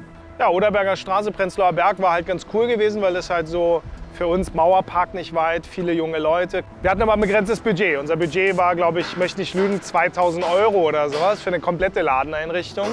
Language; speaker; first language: German; native; German